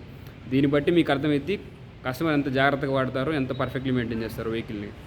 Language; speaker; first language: Telugu; native; Telugu